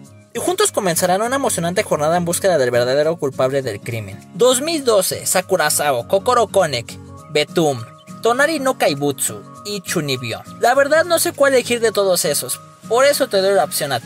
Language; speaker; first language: Spanish; native; Spanish